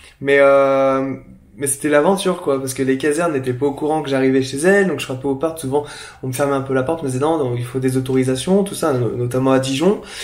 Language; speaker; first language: French; native; French